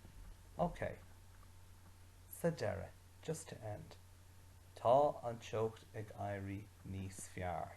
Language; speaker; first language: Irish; non-native, local second language; English